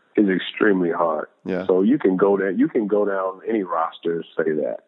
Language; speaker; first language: English; native; English